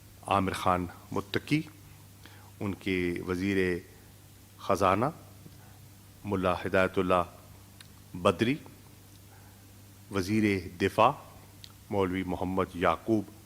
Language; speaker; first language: Urdu; non-native, local second language; Saraiki